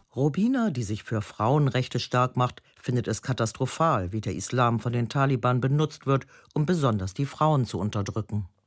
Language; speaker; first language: German; native; German